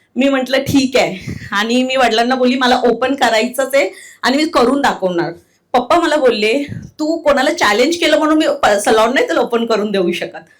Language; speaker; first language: Marathi; non-native, local second language; Telugu